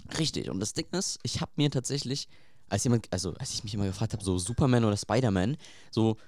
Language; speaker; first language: German; native; German